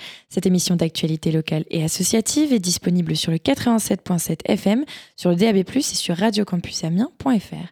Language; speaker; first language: French; native; French